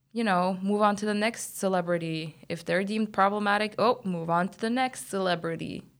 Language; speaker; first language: English; non-native, fluent; Bulgarian